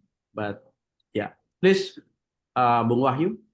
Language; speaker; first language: English; non-native, learner; Indonesian